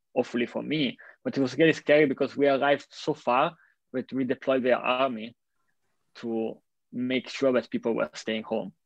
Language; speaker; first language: English; non-native, fluent; Italian